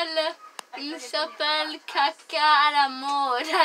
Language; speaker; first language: French; non-native, learner; English